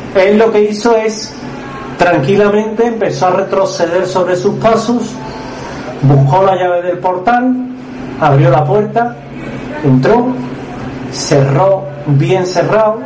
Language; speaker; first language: Spanish; native; Spanish